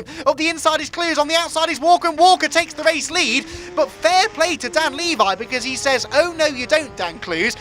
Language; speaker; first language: English; native; English